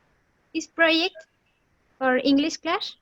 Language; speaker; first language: English; non-native, learner; Spanish